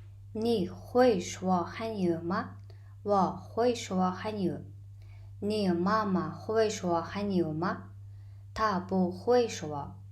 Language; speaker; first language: Chinese; non-native, fluent; Mongolian